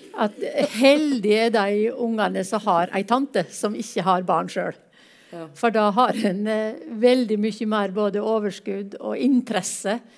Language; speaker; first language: Norwegian; native; Norwegian